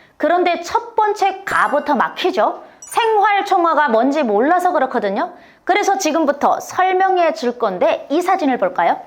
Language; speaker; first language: Korean; native; Korean